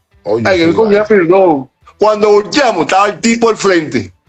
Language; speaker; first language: Spanish; native; Spanish